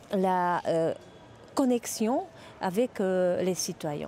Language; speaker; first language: French; non-native, fluent; Czech